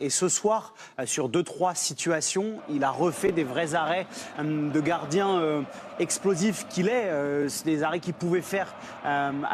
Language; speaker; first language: French; native; French